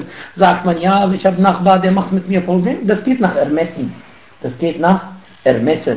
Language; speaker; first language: German; non-native, fluent; Arabic